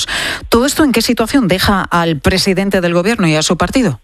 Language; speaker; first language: Spanish; native; Spanish